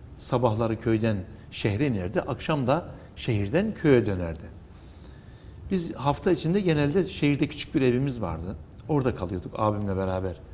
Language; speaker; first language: Turkish; native; Turkish